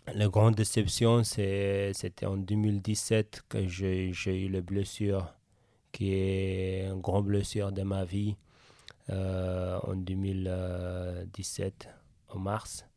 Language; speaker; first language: French; non-native, fluent; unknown